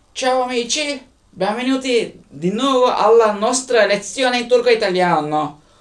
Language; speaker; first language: Italian; non-native, learner; Turkish